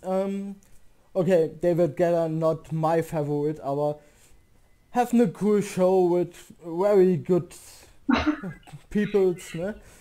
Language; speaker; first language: English; non-native, learner; German